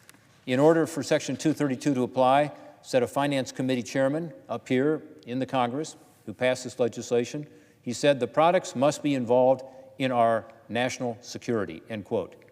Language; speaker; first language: English; native; English